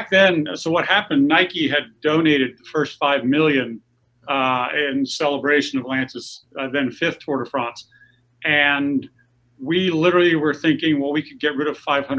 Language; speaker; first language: English; native; English